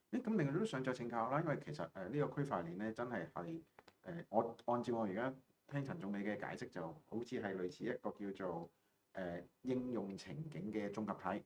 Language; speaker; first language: Cantonese; native; Cantonese